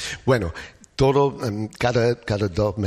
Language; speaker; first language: Spanish; non-native, learner; English